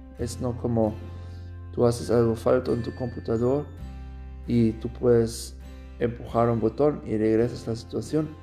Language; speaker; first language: Spanish; non-native, learner; German